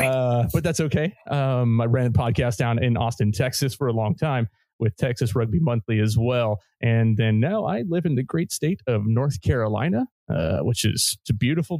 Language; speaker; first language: English; native; English